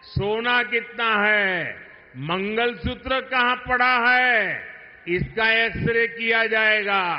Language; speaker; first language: Hindi; non-native, local second language; Gujarati